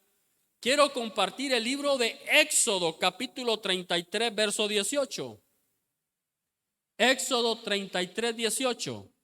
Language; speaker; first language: Spanish; native; Spanish